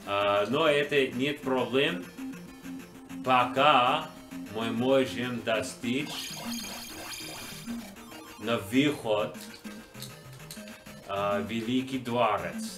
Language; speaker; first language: Russian; non-native, learner; English